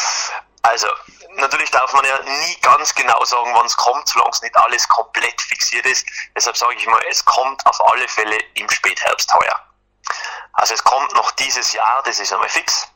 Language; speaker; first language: German; native; German